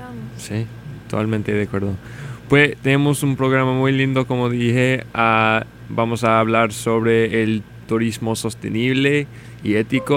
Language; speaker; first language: Spanish; non-native, learner; English